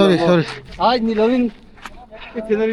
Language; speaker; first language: Hindi; non-native, local second language; Mizo